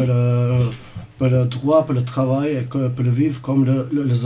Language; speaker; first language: French; non-native, learner; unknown